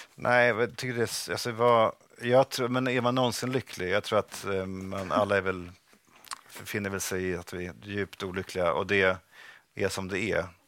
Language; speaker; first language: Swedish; native; Swedish